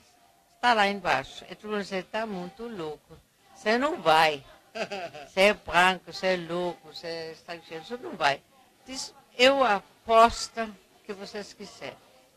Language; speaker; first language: Portuguese; non-native, fluent; Danish